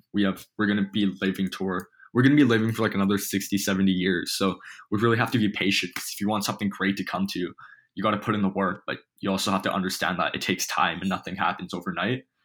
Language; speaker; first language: English; early bilingual, other home language; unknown